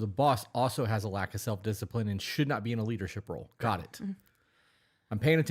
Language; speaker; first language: English; native; English